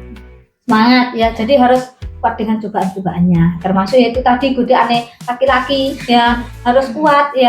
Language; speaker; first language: Indonesian; non-native, local second language; Javanese